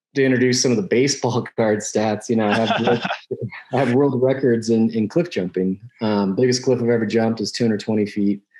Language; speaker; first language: English; native; English